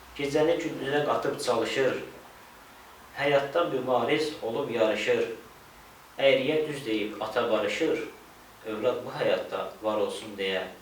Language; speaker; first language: Azerbaijani; native; Azerbaijani